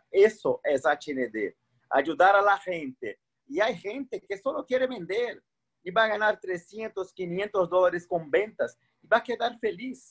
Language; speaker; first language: Spanish; non-native, fluent; Portuguese